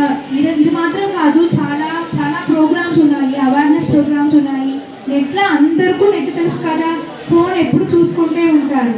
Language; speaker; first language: Telugu; non-native, local second language; Tamil